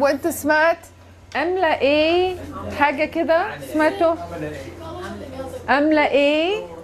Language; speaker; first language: Arabic; non-native, fluent; English